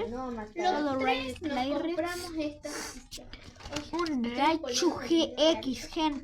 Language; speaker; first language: Spanish; native; Spanish